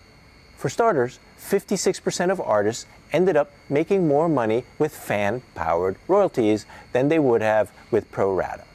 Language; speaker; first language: English; native; English